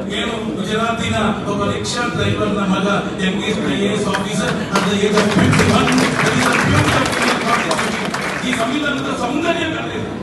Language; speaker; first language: Kannada; non-native, local second language; Malayalam